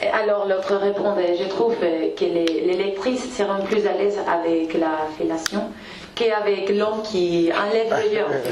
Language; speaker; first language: French; non-native, fluent; Spanish